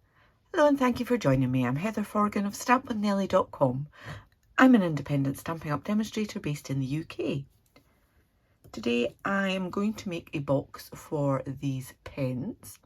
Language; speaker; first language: English; native; English